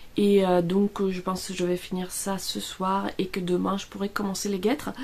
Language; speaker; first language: French; non-native, fluent; Italian